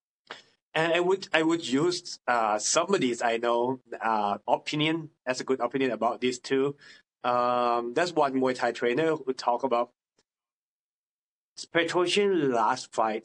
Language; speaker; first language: English; non-native, fluent; Thai